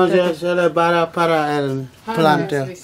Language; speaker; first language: Spanish; non-native, learner; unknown